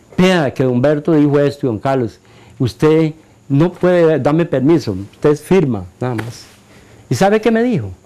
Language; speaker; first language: Spanish; native; Spanish